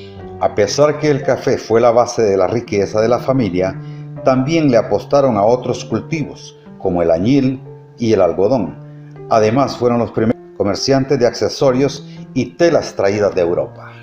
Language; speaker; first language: Spanish; native; Spanish